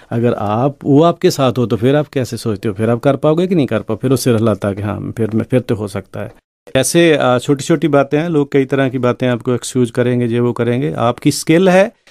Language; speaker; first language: Hindi; non-native, local second language; Punjabi